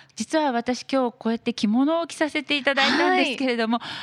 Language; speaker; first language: Japanese; native; Japanese